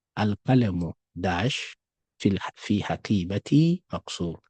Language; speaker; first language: Arabic; non-native, fluent; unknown